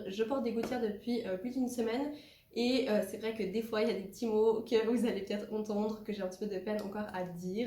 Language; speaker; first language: French; native; French